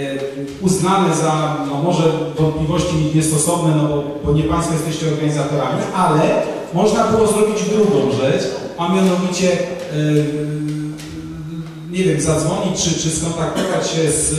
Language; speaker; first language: Polish; native; Polish